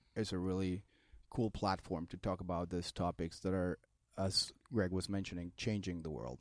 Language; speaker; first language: English; non-native, fluent; Spanish